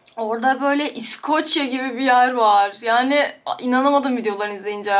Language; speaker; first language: Turkish; native; Turkish